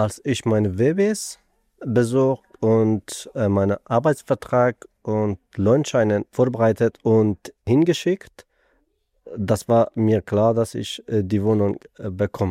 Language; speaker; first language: German; non-native, fluent; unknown